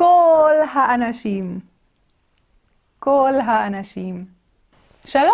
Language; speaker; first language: Hebrew; non-native, fluent; English